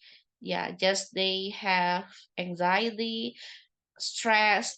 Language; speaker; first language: English; non-native, learner; Indonesian